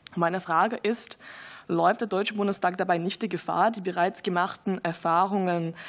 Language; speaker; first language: German; non-native, fluent; Russian